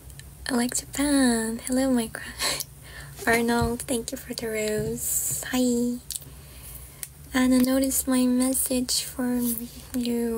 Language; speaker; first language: English; non-native, fluent; Georgian